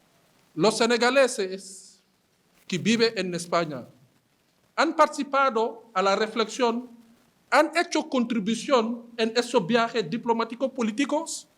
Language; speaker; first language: Spanish; non-native, fluent; Wolof